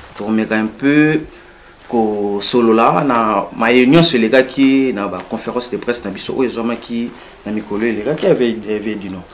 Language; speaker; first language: Lingala; native; Lingala